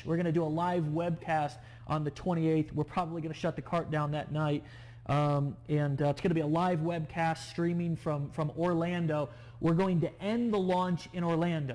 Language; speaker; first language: English; native; English